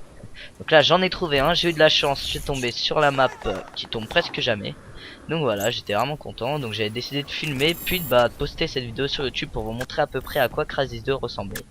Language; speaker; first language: French; native; French